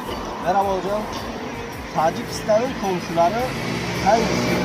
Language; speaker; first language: Turkish; non-native, learner; Tajik